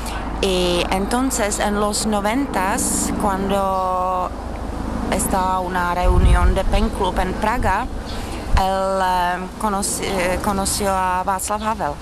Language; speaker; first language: Spanish; non-native, fluent; Czech